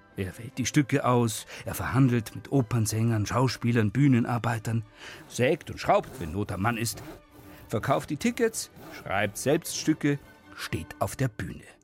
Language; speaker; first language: German; native; German